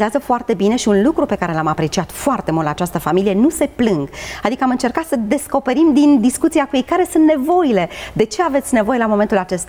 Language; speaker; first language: Romanian; native; Romanian